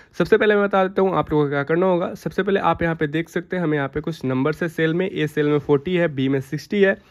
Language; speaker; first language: Hindi; native; Hindi